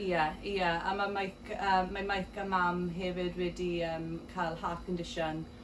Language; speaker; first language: Welsh; non-native, local second language; English